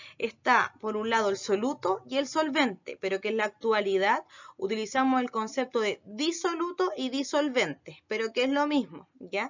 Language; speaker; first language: Spanish; native; Spanish